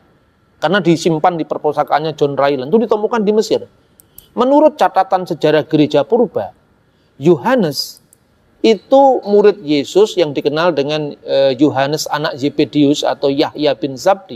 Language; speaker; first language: Indonesian; native; Indonesian